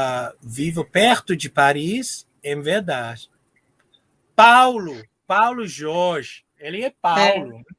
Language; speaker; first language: Portuguese; non-native, learner; English